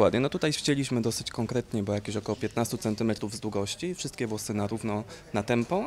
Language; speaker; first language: Polish; native; Polish